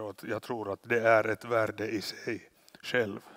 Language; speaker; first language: Swedish; non-native, local second language; Finnish